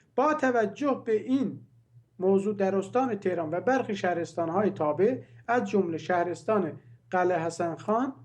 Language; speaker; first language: Persian; non-native, local second language; Azerbaijani